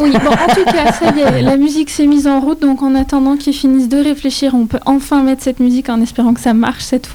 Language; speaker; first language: French; native; French